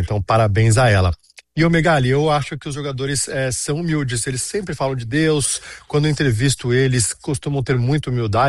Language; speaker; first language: Portuguese; native; Portuguese